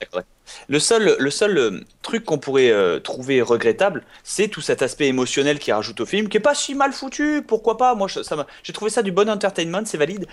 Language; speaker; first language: French; native; French